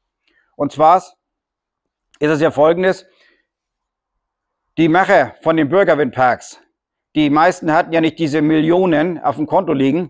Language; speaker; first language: German; native; German